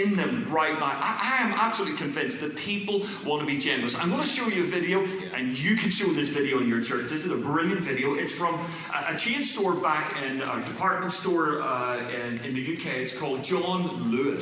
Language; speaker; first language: English; native; English